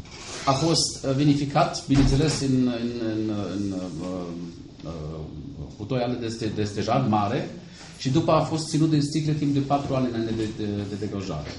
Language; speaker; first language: Romanian; non-native, fluent; German